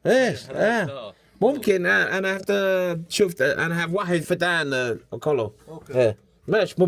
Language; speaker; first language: Arabic; non-native, learner; English